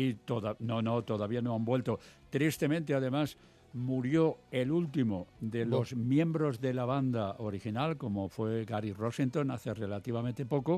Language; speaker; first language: Spanish; native; Spanish